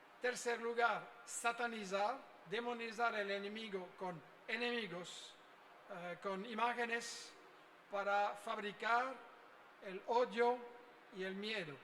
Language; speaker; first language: Spanish; non-native, fluent; French